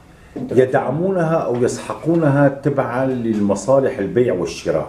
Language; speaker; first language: Arabic; native; Arabic